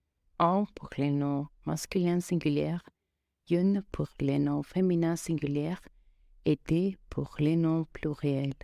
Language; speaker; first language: French; non-native, fluent; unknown